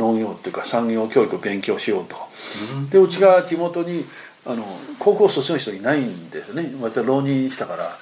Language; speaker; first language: Japanese; non-native, fluent; Chinese